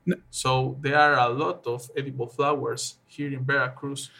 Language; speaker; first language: English; non-native, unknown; Spanish